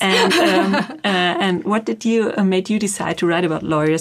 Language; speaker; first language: English; non-native, fluent; German